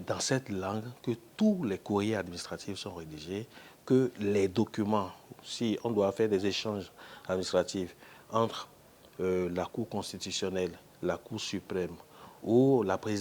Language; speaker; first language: French; non-native, local second language; Fon